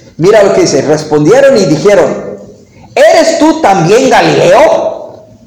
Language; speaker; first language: Spanish; non-native, fluent; English